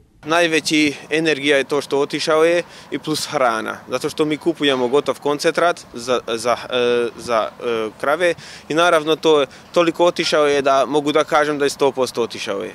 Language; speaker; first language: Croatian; non-native, local second language; Hungarian